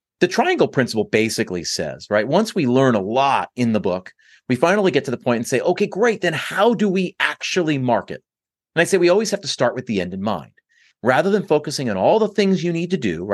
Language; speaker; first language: English; native; English